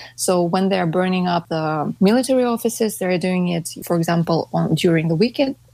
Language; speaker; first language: English; non-native, fluent; Russian